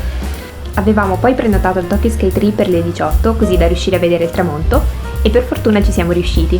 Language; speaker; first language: Italian; native; Italian